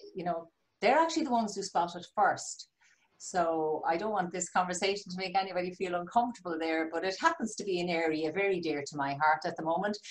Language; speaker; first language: English; native; English